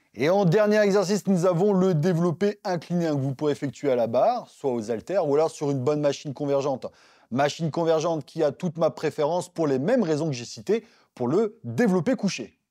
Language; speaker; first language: French; native; French